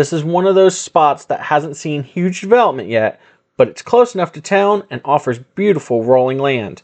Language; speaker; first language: English; native; English